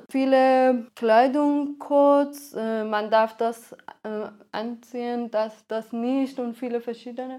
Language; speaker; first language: German; non-native, fluent; Persian